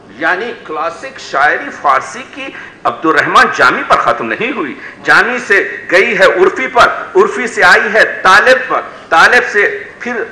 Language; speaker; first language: Urdu; native; Urdu